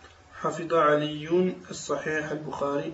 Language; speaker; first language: Arabic; non-native, learner; French